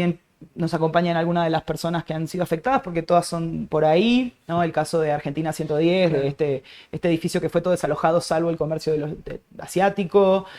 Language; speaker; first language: Spanish; native; Spanish